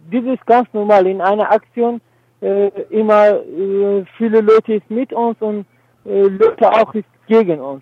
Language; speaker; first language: German; non-native, learner; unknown